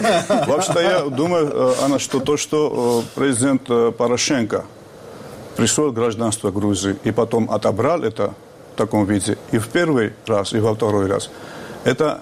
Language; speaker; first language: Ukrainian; non-native, learner; Georgian